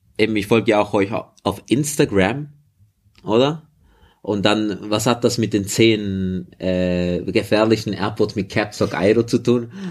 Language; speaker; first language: German; early bilingual, other home language; Spanish